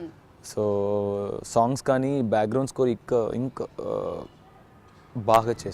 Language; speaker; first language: Telugu; non-native, learner; Tamil